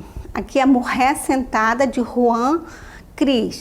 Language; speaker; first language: Portuguese; native; Portuguese